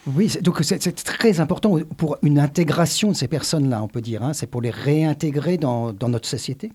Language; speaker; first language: French; native; French